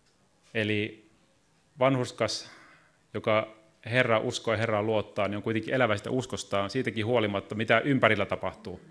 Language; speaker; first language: Finnish; native; Finnish